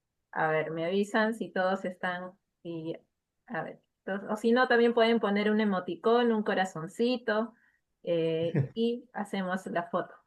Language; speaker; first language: Spanish; native; Spanish